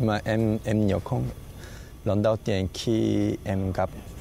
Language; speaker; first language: Vietnamese; non-native, learner; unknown